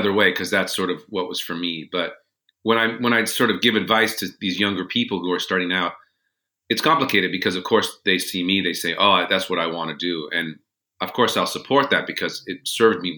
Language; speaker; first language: English; native; English